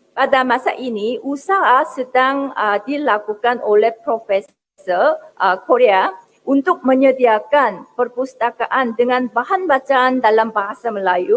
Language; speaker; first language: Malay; non-native, fluent; Korean